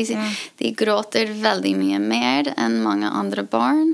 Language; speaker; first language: Norwegian; non-native, fluent; English